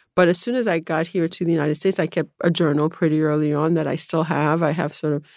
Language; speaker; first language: English; early bilingual, other home language; Haitian Creole